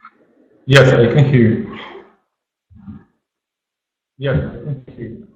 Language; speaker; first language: English; non-native, learner; Russian